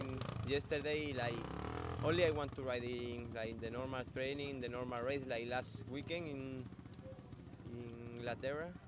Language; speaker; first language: English; non-native, learner; Spanish